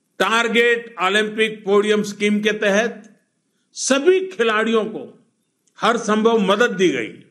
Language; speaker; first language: Hindi; non-native, local second language; Gujarati